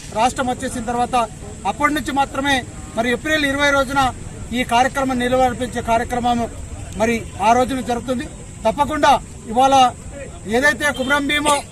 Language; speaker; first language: Telugu; non-native, local second language; Gondi